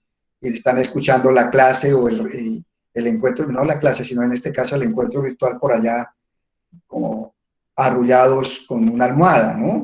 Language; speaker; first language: Spanish; native; Spanish